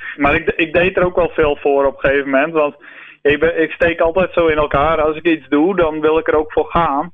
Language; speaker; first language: Dutch; non-native, local second language; Western Frisian